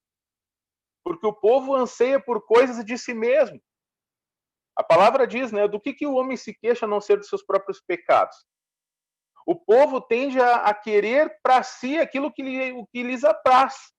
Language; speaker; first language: Portuguese; native; Portuguese